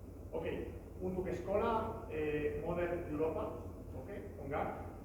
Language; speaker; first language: Indonesian; non-native, learner; Spanish